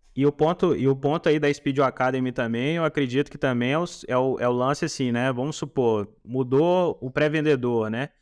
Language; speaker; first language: Portuguese; native; Portuguese